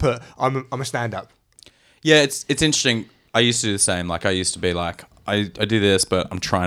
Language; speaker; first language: English; native; English